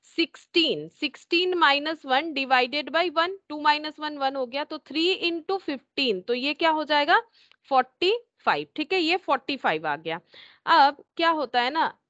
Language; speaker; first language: Hindi; native; Hindi